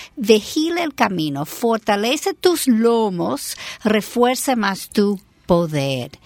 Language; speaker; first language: Spanish; non-native, fluent; English